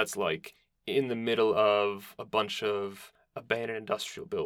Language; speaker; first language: English; native; English